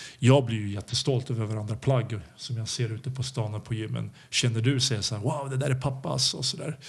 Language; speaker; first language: Swedish; early bilingual, other home language; Serbian